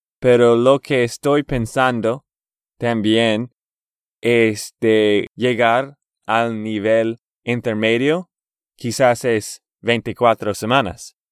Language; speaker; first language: Spanish; non-native, fluent; English